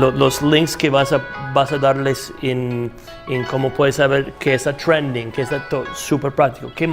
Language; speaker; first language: Spanish; non-native, fluent; English